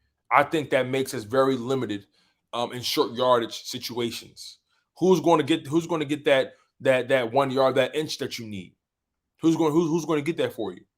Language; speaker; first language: English; native; English